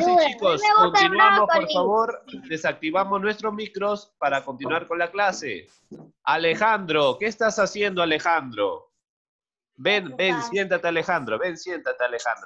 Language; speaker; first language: Spanish; native; Spanish